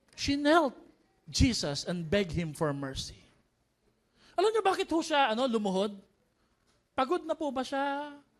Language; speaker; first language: Filipino; native; Filipino